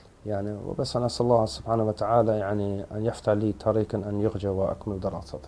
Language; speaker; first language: Arabic; non-native, fluent; English